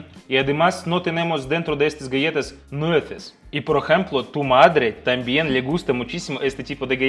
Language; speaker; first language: Spanish; non-native, fluent; Russian